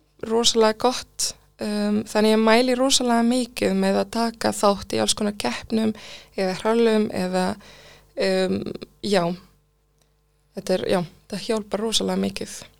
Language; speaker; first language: Icelandic; non-native, fluent; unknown